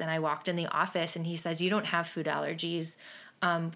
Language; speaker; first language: English; native; English